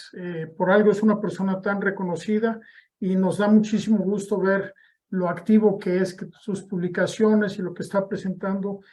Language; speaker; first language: Spanish; native; Spanish